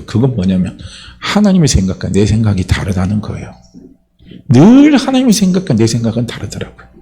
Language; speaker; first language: Korean; native; Korean